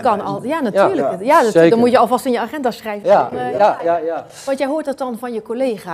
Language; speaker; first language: Dutch; native; Dutch